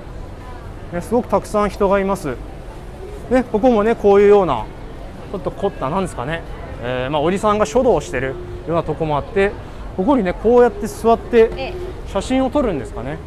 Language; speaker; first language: Japanese; native; Japanese